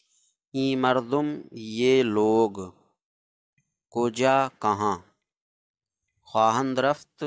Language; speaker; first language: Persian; non-native, fluent; Urdu